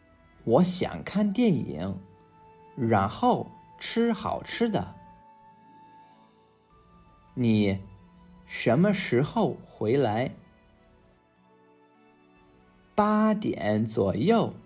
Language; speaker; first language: Chinese; non-native, fluent; English